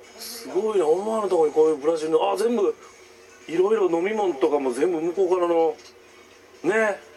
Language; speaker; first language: Japanese; native; Japanese